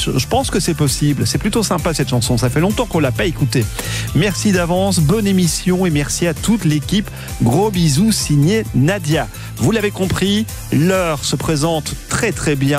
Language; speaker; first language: French; native; French